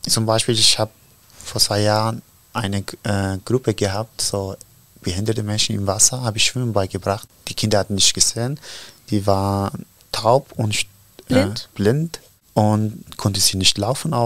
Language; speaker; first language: German; non-native, learner; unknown